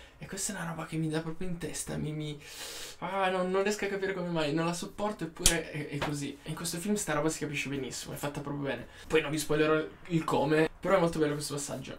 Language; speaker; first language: Italian; native; Italian